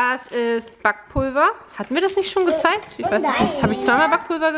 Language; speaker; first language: German; native; German